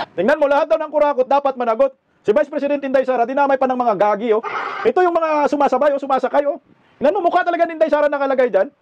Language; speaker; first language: Filipino; non-native, local second language; Cebuano